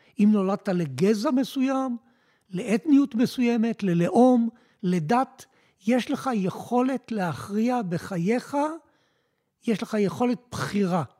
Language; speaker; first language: Hebrew; early bilingual, other home language; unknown